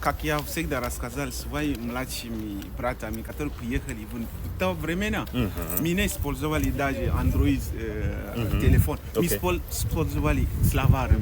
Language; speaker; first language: Russian; non-native, fluent; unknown